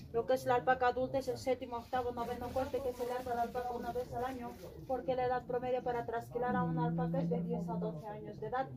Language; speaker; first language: Spanish; non-native, local second language; Quechua